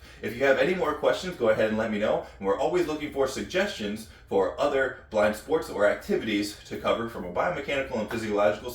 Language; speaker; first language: English; native; English